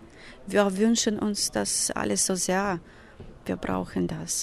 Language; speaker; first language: German; non-native, fluent; Ukrainian